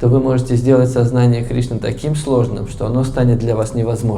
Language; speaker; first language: Russian; native; Russian